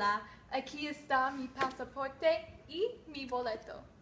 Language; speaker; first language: Spanish; non-native, learner; English